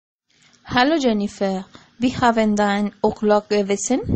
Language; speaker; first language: German; non-native, learner; Spanish